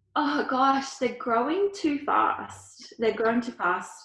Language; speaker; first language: English; early bilingual, other home language; Ukrainian